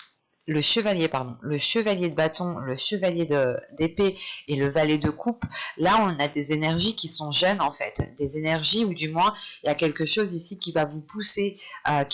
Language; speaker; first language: French; native; French